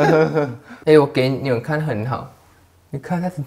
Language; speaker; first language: Chinese; non-native, learner; Thai